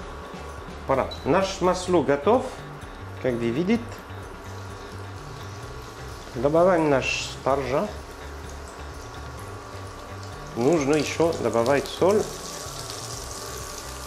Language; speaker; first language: Russian; non-native, learner; French